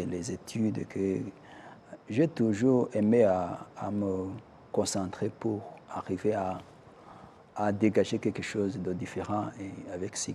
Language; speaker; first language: French; non-native, local second language; Kinyarwanda